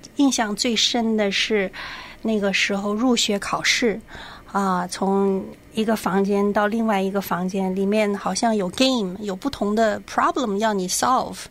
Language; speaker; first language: Chinese; native; Chinese